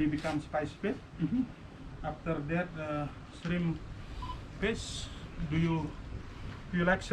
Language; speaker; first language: English; non-native, learner; Indonesian